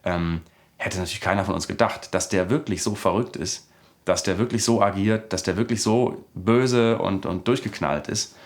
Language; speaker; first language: German; native; German